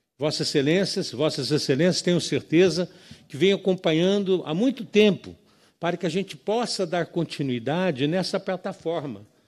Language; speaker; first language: Portuguese; native; Portuguese